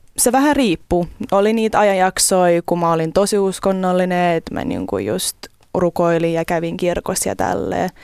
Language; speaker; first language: Finnish; early bilingual, other home language; Russian